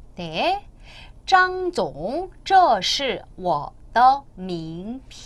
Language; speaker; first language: Chinese; non-native, fluent; Korean